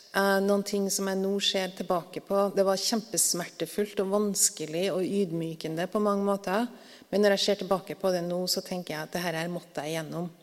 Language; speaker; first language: Norwegian; native; Norwegian